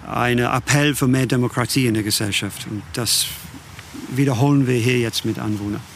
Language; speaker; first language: German; non-native, fluent; English